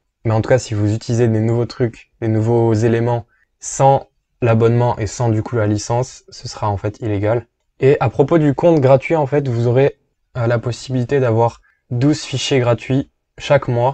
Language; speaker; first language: French; native; French